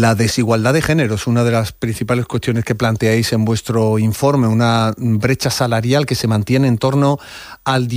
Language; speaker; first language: Spanish; native; Spanish